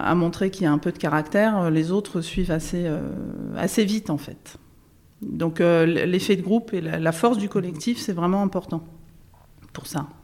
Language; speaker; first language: French; native; French